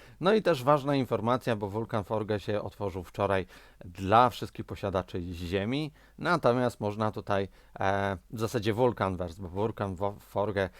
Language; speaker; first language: Polish; native; Polish